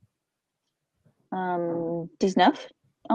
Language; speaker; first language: French; non-native, learner; English